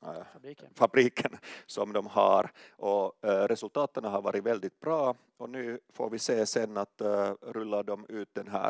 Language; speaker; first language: Swedish; non-native, local second language; Finnish